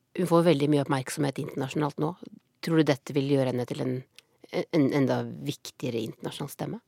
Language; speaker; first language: Norwegian; native; Norwegian